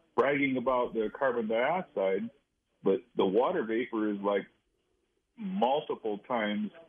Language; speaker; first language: English; native; English